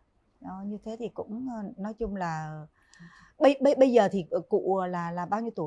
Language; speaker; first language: Vietnamese; native; Vietnamese